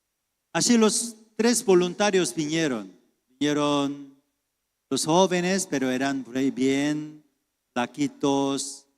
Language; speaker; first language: Spanish; non-native, fluent; Korean